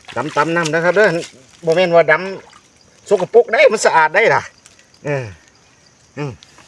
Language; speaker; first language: Thai; native; Thai